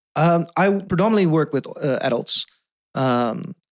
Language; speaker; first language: English; non-native, fluent; Dutch